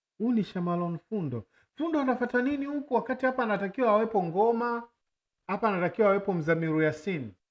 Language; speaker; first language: Swahili; native; Swahili